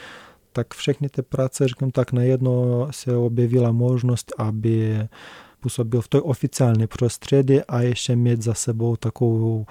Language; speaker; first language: Czech; non-native, learner; Romanian